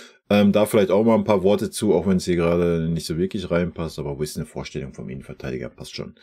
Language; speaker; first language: German; native; German